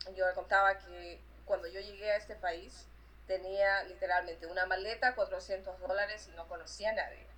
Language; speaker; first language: Spanish; native; Spanish